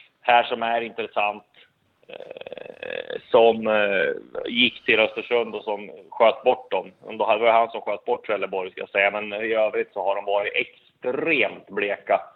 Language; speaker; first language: Swedish; native; Swedish